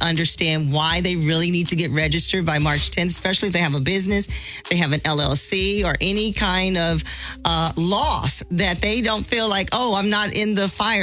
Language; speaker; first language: English; native; English